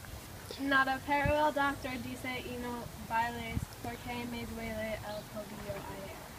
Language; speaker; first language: Spanish; non-native, learner; English